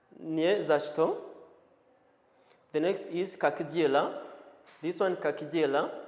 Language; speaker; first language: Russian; non-native, learner; Kinyarwanda